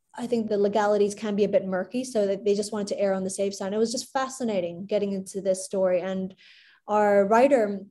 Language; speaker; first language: English; non-native, local second language; Cantonese